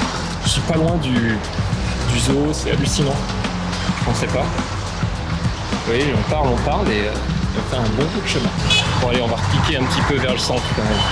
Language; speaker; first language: French; native; French